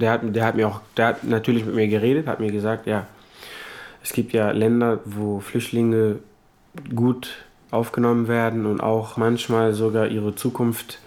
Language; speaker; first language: German; non-native, fluent; Portuguese